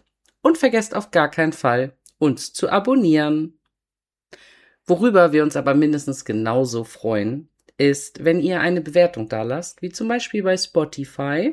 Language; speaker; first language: German; native; German